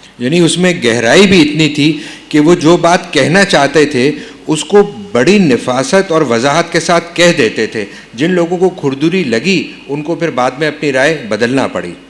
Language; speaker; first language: Urdu; native; Urdu